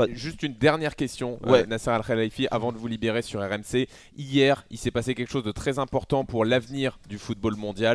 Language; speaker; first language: French; native; French